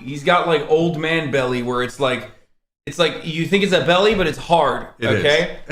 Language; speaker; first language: English; native; English